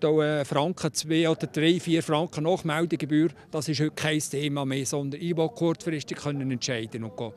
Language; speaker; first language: German; native; German